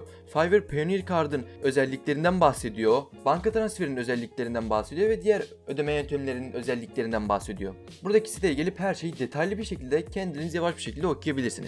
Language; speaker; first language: Turkish; native; Turkish